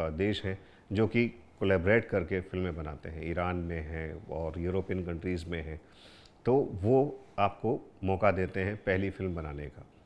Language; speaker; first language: Hindi; native; Hindi